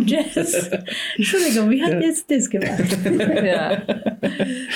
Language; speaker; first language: German; non-native, learner; Slovenian